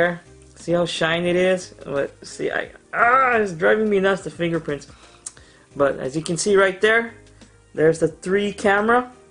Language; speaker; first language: English; native; English